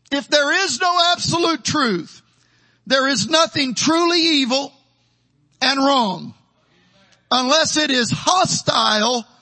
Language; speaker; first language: English; native; English